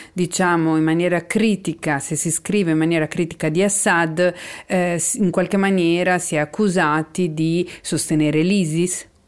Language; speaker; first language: Italian; native; Italian